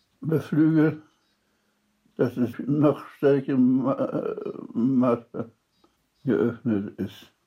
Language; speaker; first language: German; non-native, fluent; Polish